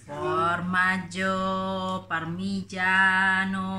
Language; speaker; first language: Italian; non-native, learner; Indonesian